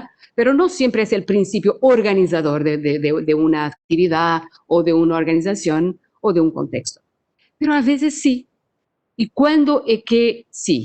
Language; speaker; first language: Spanish; non-native, fluent; Portuguese